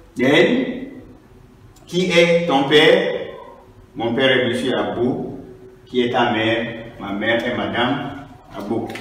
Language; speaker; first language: French; non-native, fluent; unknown